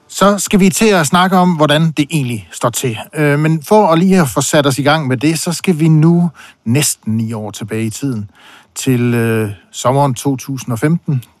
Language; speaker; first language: Danish; native; Danish